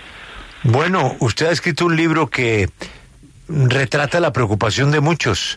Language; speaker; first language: Spanish; native; Spanish